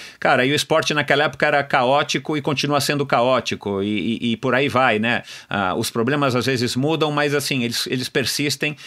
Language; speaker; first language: Portuguese; native; Portuguese